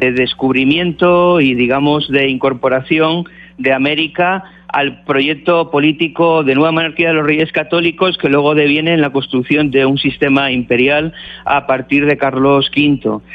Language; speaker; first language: Spanish; native; Spanish